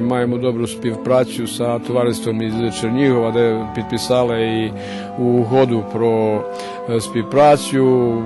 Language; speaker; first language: Ukrainian; early bilingual, heritage; Ukrainian